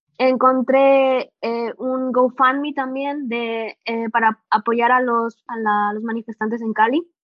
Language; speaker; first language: Spanish; native; Spanish